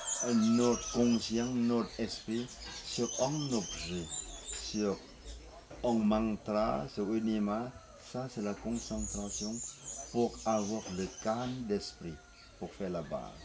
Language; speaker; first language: French; non-native, fluent; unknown